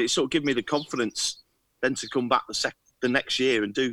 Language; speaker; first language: English; native; English